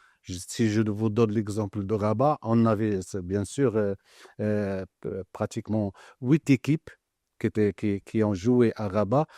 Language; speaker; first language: French; non-native, local second language; Arabic